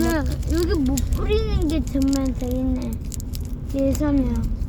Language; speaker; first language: Korean; native; Korean